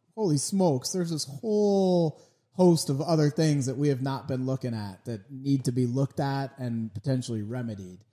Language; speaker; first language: English; native; English